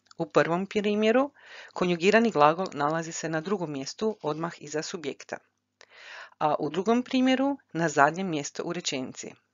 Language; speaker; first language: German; non-native, fluent; Croatian